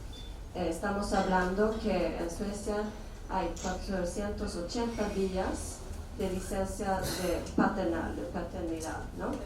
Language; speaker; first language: Spanish; non-native, fluent; Swedish